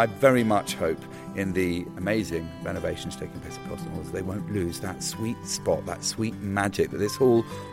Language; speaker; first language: English; native; English